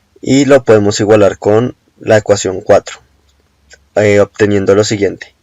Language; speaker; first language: Spanish; native; Spanish